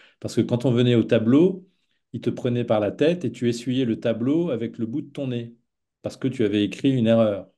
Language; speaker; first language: French; non-native, local second language; Swiss German